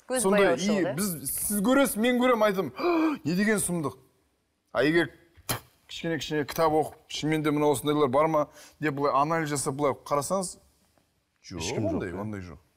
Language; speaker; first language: Kazakh; native; Kazakh